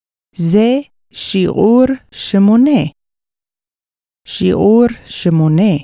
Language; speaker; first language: Hebrew; non-native, fluent; English